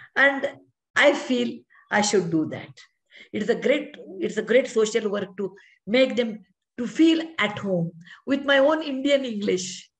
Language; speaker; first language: English; non-native, local second language; Kannada